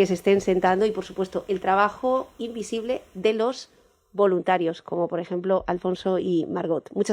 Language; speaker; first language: Spanish; native; Spanish